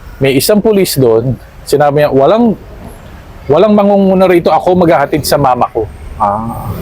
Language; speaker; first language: Filipino; native; Filipino